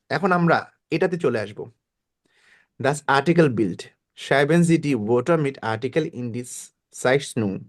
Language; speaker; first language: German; non-native, fluent; Bangla